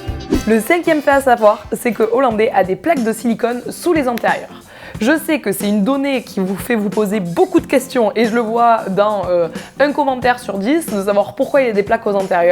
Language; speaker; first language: French; native; French